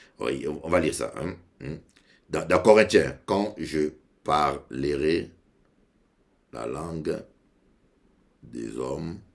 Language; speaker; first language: French; non-native, local second language; Lingala